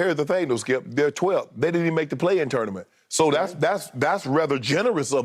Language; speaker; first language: English; native; English